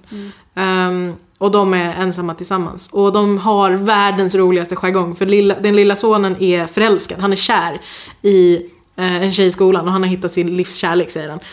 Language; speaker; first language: Swedish; native; Swedish